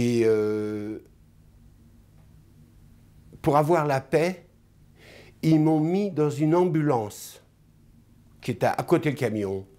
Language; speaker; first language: French; non-native, fluent; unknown